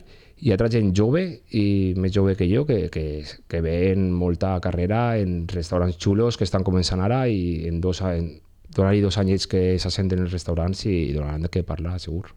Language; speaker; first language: Catalan; native; Catalan